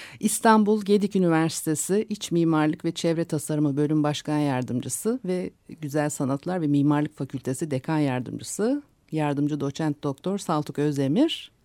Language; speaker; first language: Turkish; native; Turkish